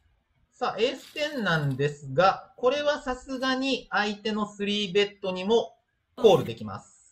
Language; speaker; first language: Japanese; native; Japanese